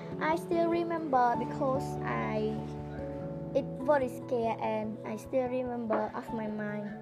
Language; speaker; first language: English; non-native, learner; Khmer